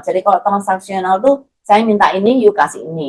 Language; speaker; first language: Indonesian; native; Indonesian